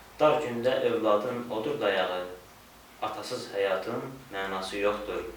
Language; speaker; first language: Azerbaijani; native; Azerbaijani